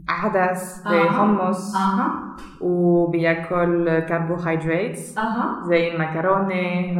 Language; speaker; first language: Arabic; non-native, learner; German